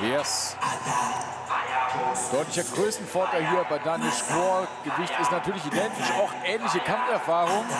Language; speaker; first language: German; native; German